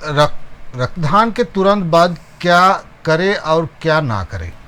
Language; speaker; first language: Hindi; non-native, local second language; Bangla